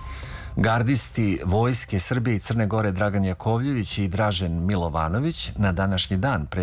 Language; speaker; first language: Serbian; native; Serbian